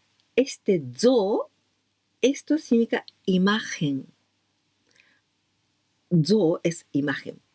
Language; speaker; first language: Spanish; non-native, learner; Japanese